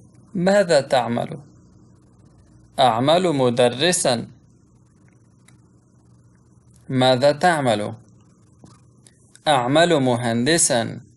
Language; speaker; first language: Arabic; non-native, local second language; Pashto